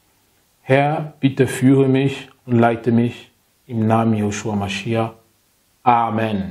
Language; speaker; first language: German; non-native, learner; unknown